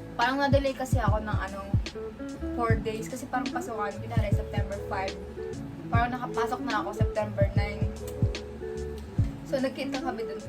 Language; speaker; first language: Filipino; native; Filipino